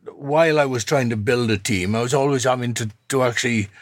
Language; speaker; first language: English; native; English